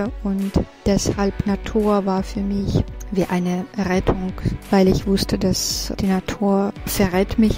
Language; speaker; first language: German; non-native, fluent; Belarusian